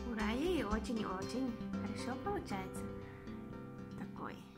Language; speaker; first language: Russian; non-native, learner; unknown